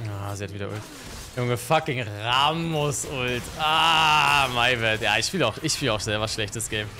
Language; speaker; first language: German; native; German